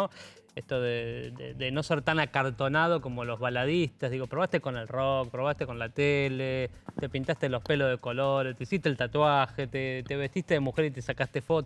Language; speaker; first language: Spanish; native; Spanish